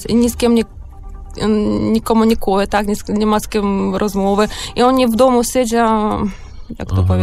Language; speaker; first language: Polish; non-native, learner; Ukrainian